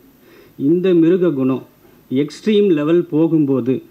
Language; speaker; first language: Tamil; native; Tamil